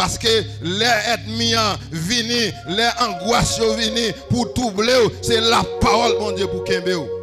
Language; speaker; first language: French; non-native, learner; Haitian Creole